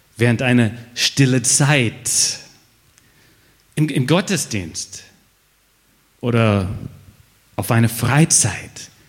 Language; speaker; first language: German; non-native, fluent; English